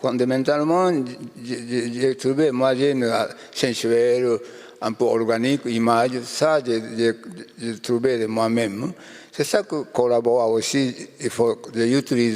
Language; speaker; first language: French; non-native, learner; Japanese